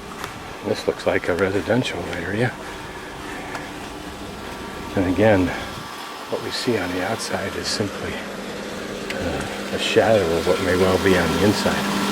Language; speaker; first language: English; native; English